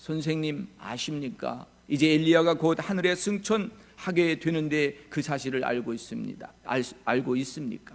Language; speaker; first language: Korean; native; Korean